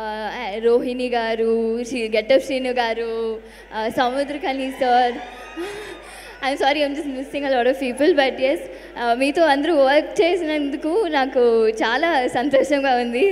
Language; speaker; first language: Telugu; non-native, learner; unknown